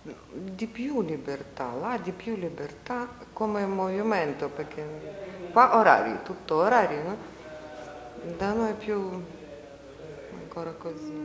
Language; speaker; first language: Italian; non-native, learner; Ukrainian